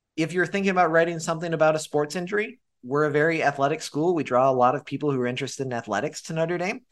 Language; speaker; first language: English; native; English